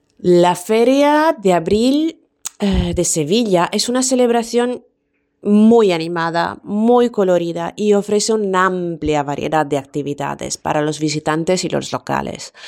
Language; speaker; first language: Spanish; non-native, fluent; Italian